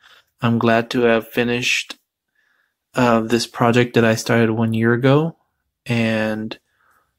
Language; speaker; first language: English; native; English